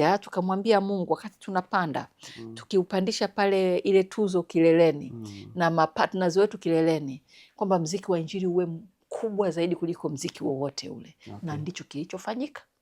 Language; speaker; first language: Swahili; native; Swahili